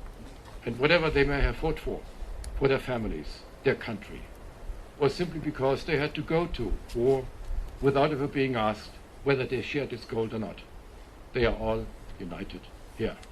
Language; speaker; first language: English; non-native, fluent; German